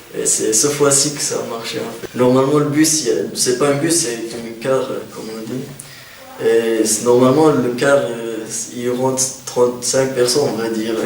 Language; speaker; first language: French; non-native, fluent; Kurdish